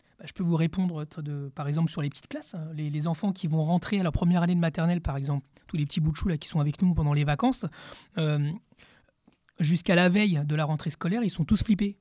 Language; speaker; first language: French; early bilingual, other home language; Spanish